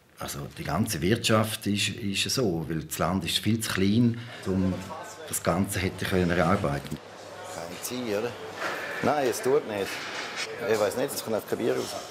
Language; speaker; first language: German; native; German